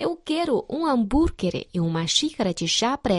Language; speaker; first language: Portuguese; non-native, fluent; Chinese